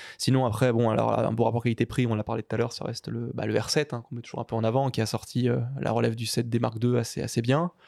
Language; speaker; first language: French; native; French